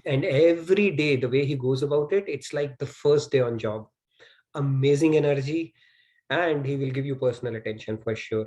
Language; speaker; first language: English; non-native, local second language; Hindi